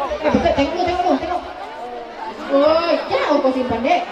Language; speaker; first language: Malay; native; Malay